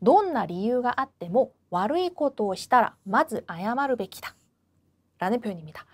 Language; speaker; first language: Japanese; non-native, fluent; Korean